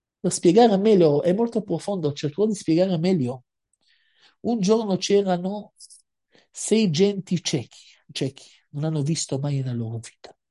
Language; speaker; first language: Italian; non-native, fluent; Hebrew